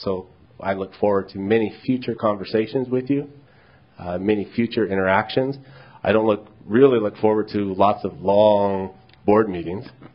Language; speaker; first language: English; native; English